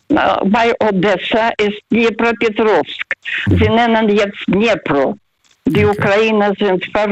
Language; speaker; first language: German; non-native, learner; Russian